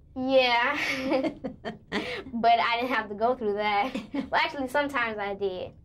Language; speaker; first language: English; native; English